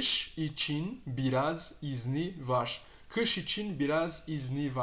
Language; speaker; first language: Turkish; non-native, fluent; Portuguese